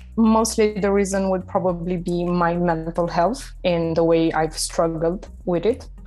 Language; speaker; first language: English; non-native, fluent; Romanian